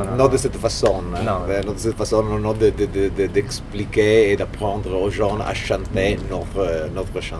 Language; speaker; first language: French; non-native, fluent; Italian